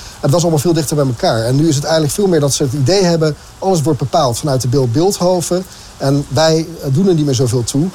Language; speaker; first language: Dutch; native; Dutch